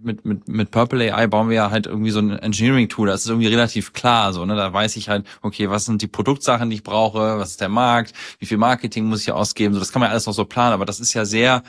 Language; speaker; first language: German; native; German